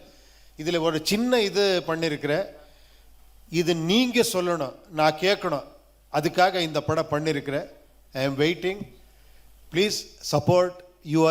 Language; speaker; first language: Tamil; non-native, learner; Kannada